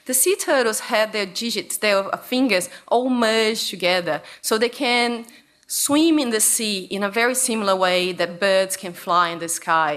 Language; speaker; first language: English; non-native, fluent; Portuguese